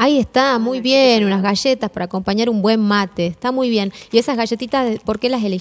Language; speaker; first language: Spanish; native; Spanish